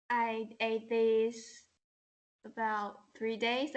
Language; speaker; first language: English; non-native, learner; Chinese